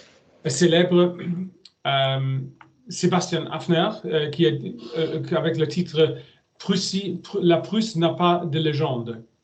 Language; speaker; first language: French; non-native, learner; German